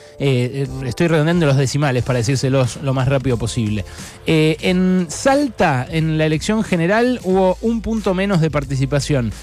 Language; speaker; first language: Spanish; native; Spanish